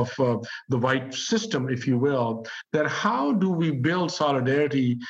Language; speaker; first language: English; non-native, local second language; Urdu